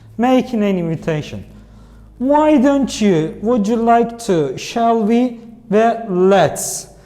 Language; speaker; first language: English; non-native, fluent; Turkish